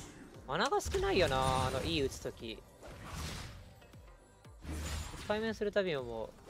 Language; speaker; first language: Japanese; native; Japanese